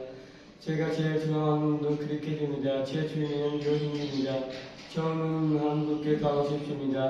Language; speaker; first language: Korean; non-native, learner; Punjabi